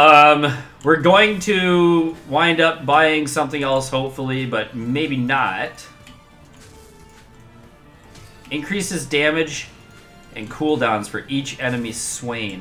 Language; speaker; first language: English; native; English